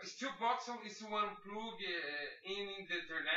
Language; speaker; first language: English; non-native, learner; Portuguese